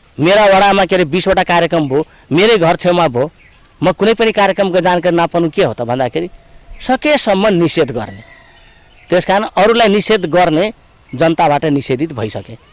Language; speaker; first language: Nepali; non-native, local second language; Rana Tharu